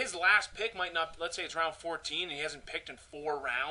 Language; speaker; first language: English; native; English